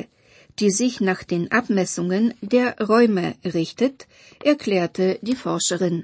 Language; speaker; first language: German; non-native, fluent; Bulgarian